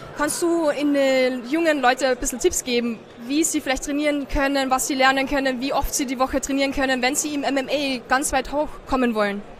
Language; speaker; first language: German; native; German